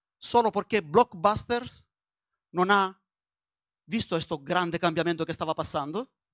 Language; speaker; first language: Spanish; non-native, learner; Italian